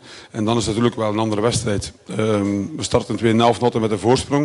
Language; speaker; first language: Dutch; native; Dutch